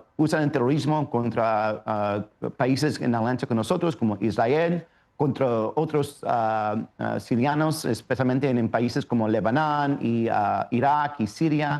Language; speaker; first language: Spanish; early bilingual, heritage; Spanish